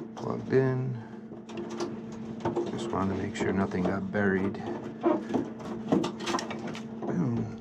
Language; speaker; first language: English; native; English